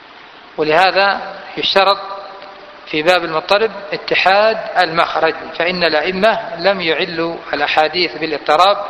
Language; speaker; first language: Arabic; native; Arabic